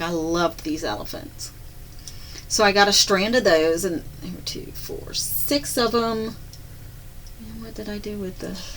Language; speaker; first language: English; native; English